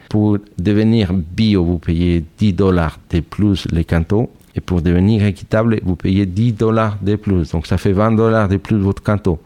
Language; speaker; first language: French; non-native, fluent; Spanish